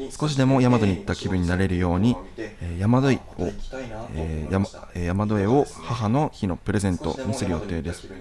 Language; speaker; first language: Japanese; native; Japanese